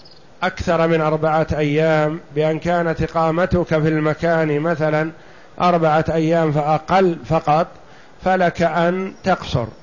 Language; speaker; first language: Arabic; native; Arabic